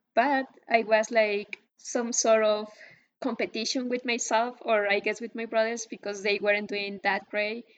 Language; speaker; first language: English; non-native, fluent; Spanish